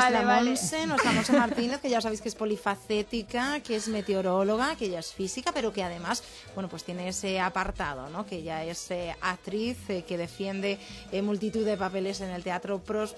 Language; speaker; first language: Spanish; native; Spanish